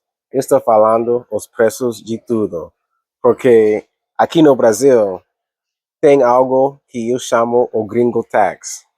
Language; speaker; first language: Portuguese; non-native, learner; English